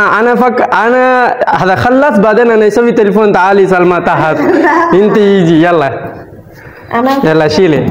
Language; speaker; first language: Arabic; non-native, learner; Telugu